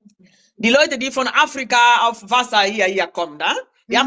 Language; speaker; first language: German; non-native, learner; French